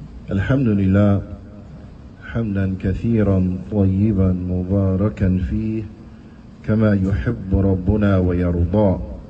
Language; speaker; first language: Arabic; non-native, fluent; English